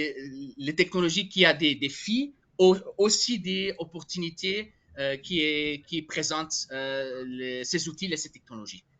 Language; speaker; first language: French; non-native, fluent; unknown